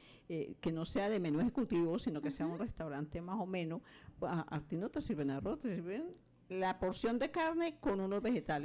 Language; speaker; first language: Spanish; native; Spanish